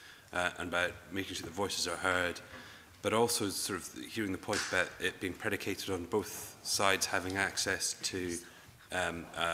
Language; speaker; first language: English; native; English